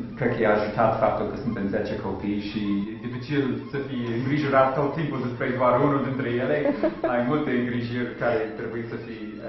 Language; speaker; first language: Romanian; non-native, fluent; English